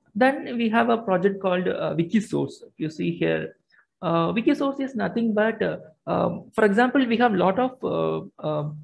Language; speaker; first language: English; non-native, local second language; Tamil